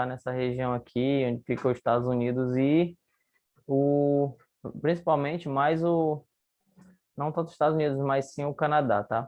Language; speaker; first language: Portuguese; native; Portuguese